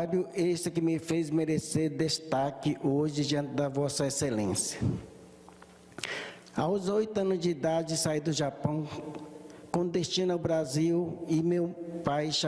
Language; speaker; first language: Portuguese; early bilingual, other home language; Japanese